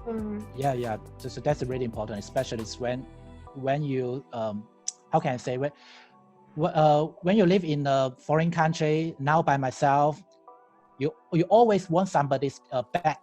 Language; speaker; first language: English; non-native, learner; Chinese